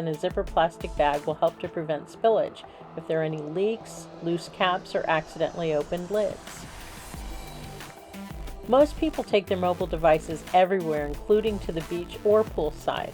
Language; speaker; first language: English; native; English